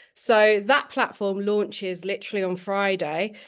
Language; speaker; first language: English; native; English